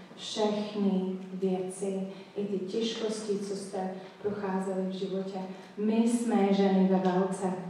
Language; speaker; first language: Czech; non-native, fluent; English